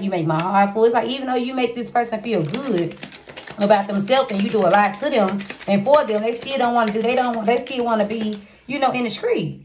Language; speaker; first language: English; native; English